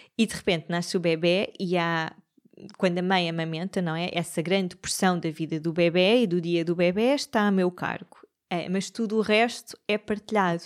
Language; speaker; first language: Portuguese; native; Portuguese